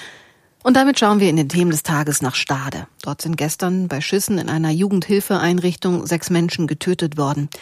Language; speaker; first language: German; native; German